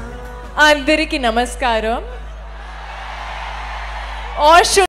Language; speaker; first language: Telugu; non-native, learner; Hindi